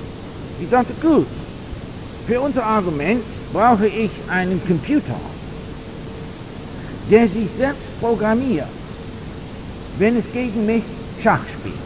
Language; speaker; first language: German; non-native, fluent; English